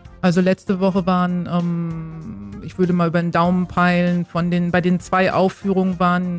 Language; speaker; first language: German; native; German